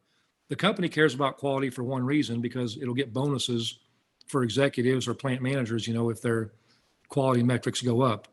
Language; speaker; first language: English; native; English